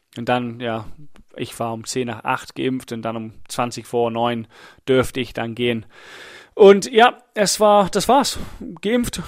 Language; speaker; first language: German; non-native, fluent; English